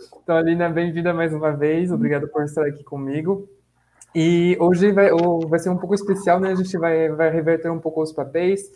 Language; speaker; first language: Portuguese; non-native, fluent; French